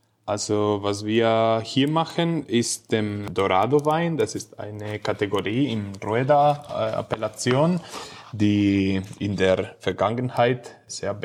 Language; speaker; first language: German; non-native, learner; Spanish